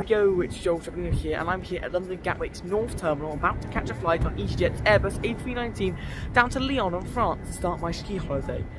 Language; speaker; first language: English; native; English